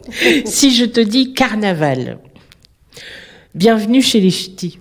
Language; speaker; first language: French; native; French